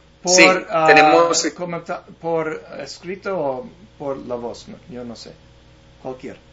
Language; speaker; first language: Spanish; non-native, learner; English